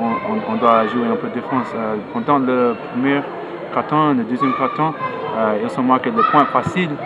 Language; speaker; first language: French; non-native, learner; English